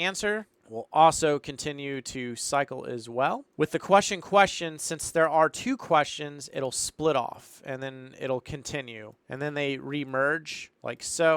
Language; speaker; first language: English; native; English